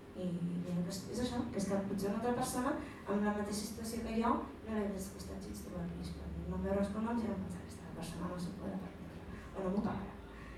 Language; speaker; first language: Catalan; early bilingual, other home language; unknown